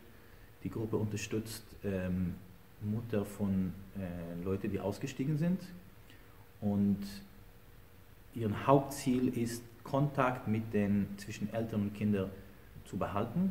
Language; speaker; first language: German; non-native, fluent; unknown